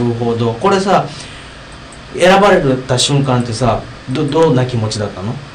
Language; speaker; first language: Japanese; native; Japanese